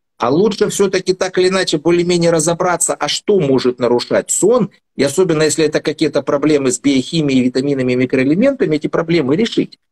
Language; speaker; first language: Russian; native; Russian